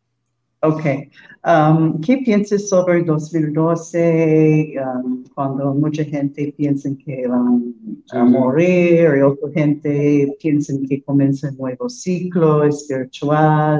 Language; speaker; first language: Spanish; non-native, learner; English